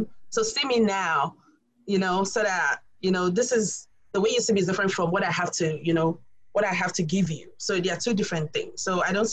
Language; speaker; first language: English; non-native, local second language; Yoruba